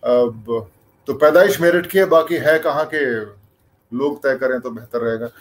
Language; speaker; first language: Hindi; native; Hindi